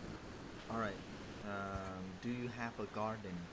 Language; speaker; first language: English; non-native, fluent; Vietnamese